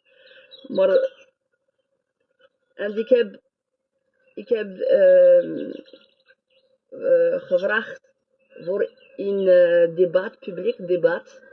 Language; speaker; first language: Dutch; non-native, learner; French